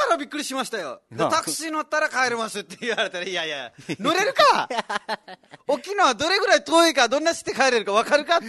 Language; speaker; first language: Japanese; non-native, fluent; Nepali